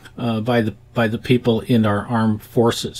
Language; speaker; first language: English; native; English